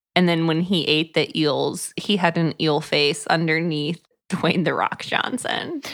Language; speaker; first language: English; native; English